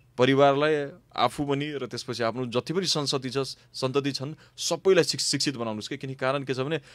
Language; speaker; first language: Nepali; non-native, local second language; Maithili